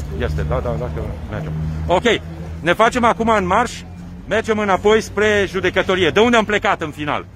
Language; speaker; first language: Romanian; native; Romanian